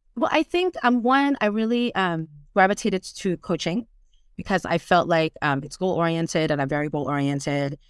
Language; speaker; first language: English; native; English